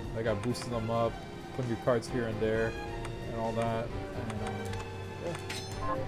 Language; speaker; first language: English; native; English